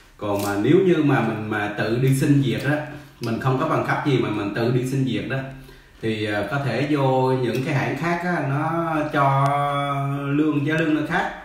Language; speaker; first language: Vietnamese; native; Vietnamese